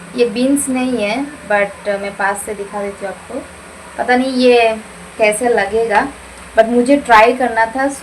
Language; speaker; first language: Hindi; non-native, local second language; Bangla